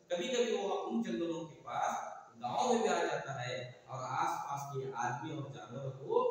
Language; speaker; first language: Hindi; non-native, local second language; Kannada